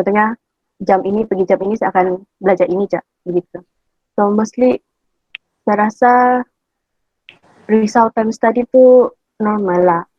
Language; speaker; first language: Malay; native; Malay